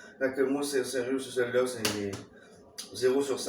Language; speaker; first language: French; native; French